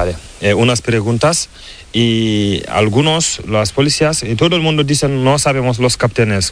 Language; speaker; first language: Spanish; non-native, learner; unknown